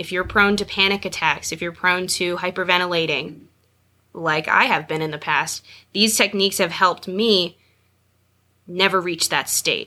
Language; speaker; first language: English; native; English